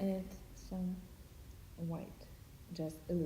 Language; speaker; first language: English; non-native, learner; Russian